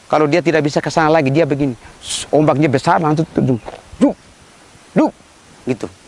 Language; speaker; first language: Indonesian; non-native, local second language; Tetum